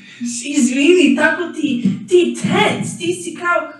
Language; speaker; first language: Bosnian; early bilingual, heritage; English